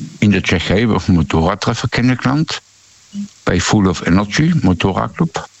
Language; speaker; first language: German; native; German